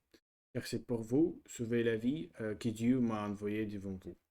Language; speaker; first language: French; non-native, learner; Russian